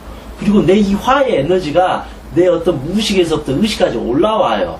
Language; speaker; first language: Korean; native; Korean